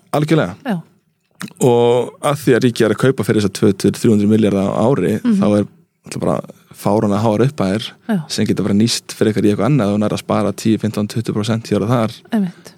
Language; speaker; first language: Icelandic; early bilingual, heritage; Icelandic